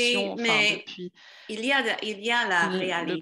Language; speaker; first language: French; non-native, fluent; English